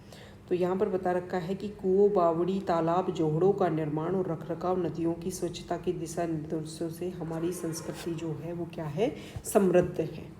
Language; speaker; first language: Hindi; native; Hindi